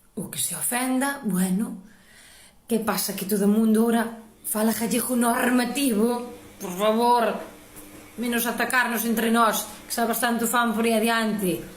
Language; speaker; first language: Galician; native; Galician